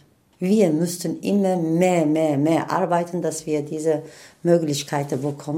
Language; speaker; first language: German; non-native, learner; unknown